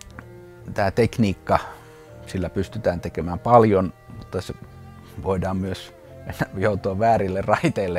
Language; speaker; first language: Finnish; native; Finnish